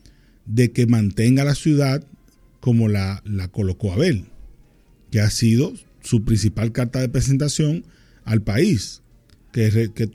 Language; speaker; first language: Spanish; native; Spanish